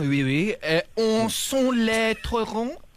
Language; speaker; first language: French; non-native, learner; English